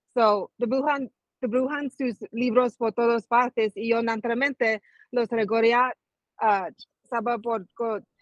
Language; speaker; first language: Spanish; early bilingual, heritage; Spanish